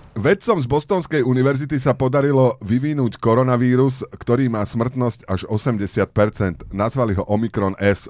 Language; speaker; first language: Slovak; native; Slovak